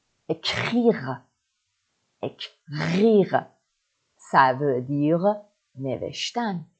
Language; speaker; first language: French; non-native, fluent; Persian